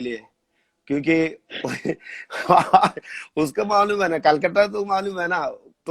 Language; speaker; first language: Hindi; non-native, local second language; Malayalam